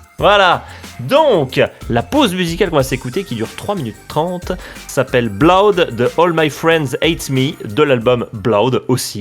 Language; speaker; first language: French; native; French